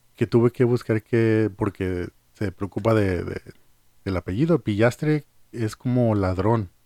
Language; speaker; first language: Spanish; early bilingual, heritage; Spanish